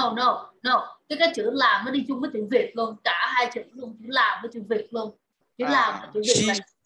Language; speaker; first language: Vietnamese; native; Vietnamese